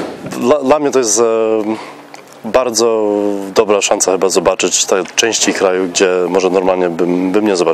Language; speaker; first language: Polish; non-native, fluent; English